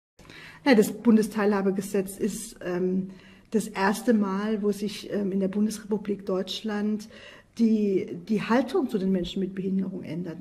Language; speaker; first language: German; native; German